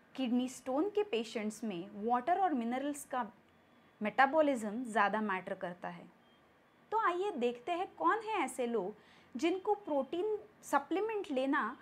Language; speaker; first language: Hindi; non-native, local second language; Marathi